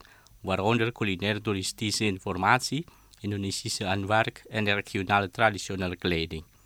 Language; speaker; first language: Dutch; non-native, fluent; Indonesian